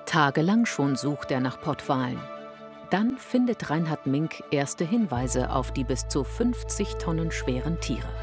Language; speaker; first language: German; native; German